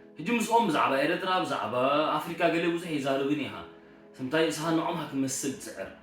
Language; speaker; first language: Tigrinya; early bilingual, heritage; Tigrinya